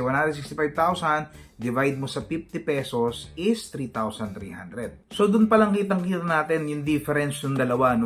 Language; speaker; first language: Filipino; native; Filipino